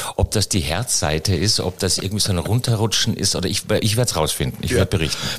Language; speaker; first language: German; native; German